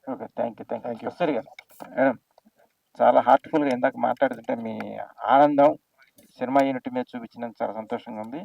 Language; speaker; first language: Telugu; native; Telugu